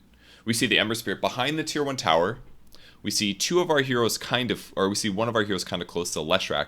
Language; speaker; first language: English; native; English